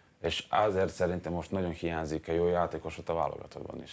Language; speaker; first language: Hungarian; non-native, learner; Serbian